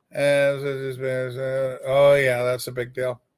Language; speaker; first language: English; native; English